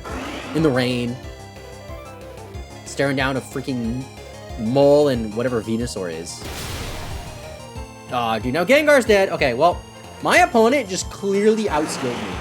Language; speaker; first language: English; native; English